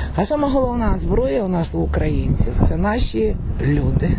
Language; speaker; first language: Ukrainian; non-native, local second language; Russian